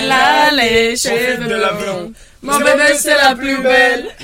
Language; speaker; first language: French; non-native, learner; Greek